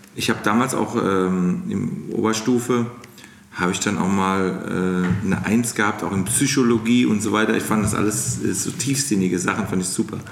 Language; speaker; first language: German; native; German